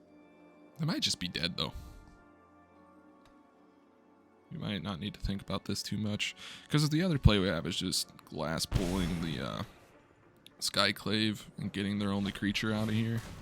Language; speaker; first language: English; native; English